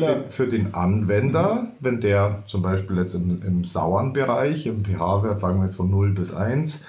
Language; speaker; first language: German; native; German